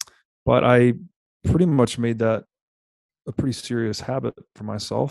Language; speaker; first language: English; native; English